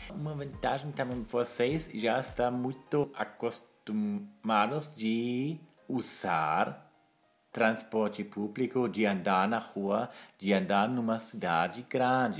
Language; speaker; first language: Portuguese; non-native, fluent; German